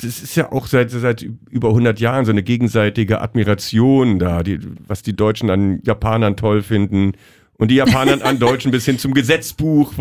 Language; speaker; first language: German; native; German